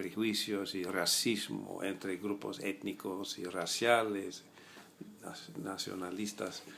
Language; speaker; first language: Spanish; non-native, fluent; English